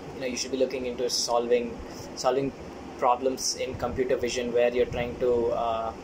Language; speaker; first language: English; non-native, local second language; Telugu